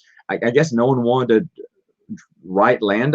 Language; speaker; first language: English; native; English